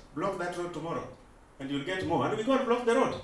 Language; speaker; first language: English; non-native, local second language; Luo (Kenya and Tanzania)